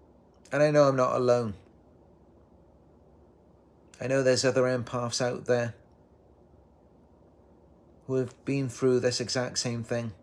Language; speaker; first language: English; native; English